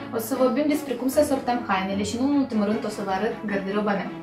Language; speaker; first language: Romanian; non-native, fluent; Russian